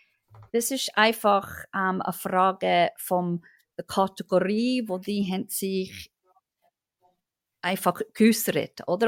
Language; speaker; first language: German; non-native, fluent; English